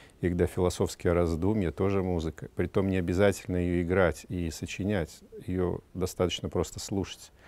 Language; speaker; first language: Russian; native; Russian